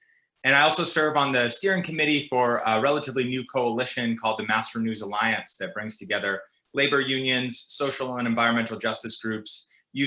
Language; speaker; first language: English; native; English